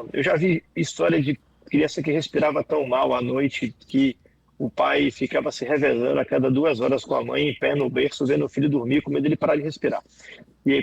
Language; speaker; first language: Portuguese; native; Portuguese